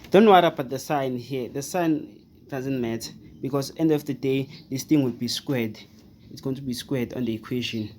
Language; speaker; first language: English; non-native, fluent; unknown